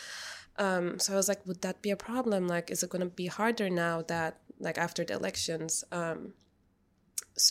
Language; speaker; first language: English; non-native, fluent; Turkish